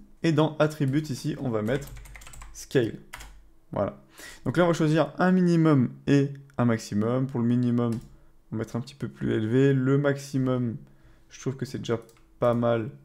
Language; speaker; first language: French; native; French